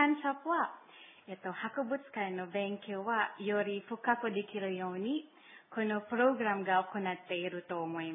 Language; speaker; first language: Japanese; non-native, learner; Filipino